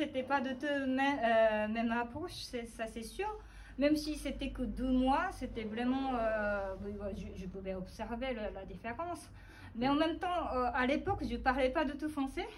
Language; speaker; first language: French; non-native, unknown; Japanese